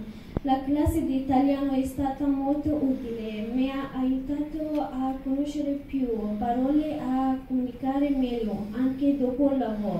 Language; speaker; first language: Italian; non-native, learner; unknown